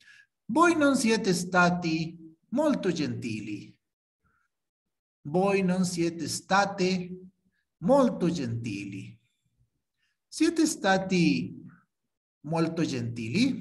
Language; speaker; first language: Italian; non-native, fluent; Spanish